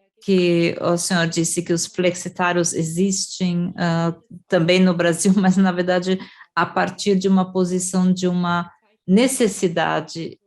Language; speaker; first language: Portuguese; non-native, fluent; German